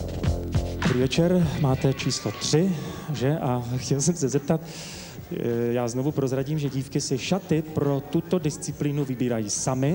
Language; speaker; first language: Czech; native; Czech